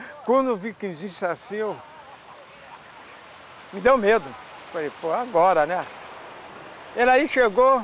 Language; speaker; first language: Portuguese; native; Portuguese